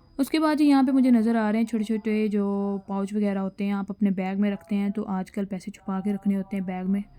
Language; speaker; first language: Urdu; non-native, local second language; Punjabi